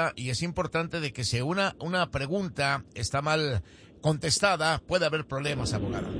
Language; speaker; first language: Spanish; native; Spanish